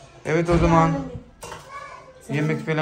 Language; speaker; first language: Turkish; non-native, learner; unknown